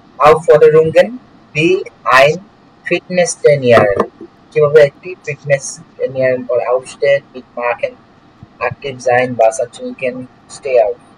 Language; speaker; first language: German; non-native, learner; Bangla